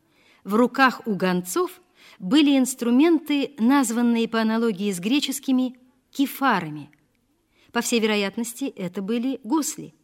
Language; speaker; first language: Russian; native; Russian